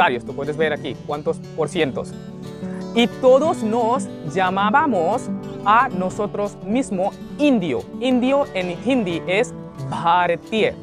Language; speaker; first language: Spanish; non-native, learner; Hindi